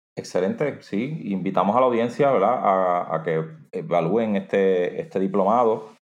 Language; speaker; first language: Spanish; native; Spanish